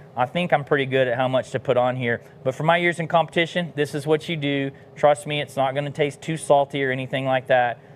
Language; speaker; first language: English; native; English